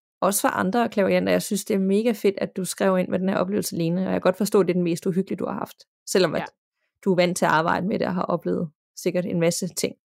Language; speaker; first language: Danish; native; Danish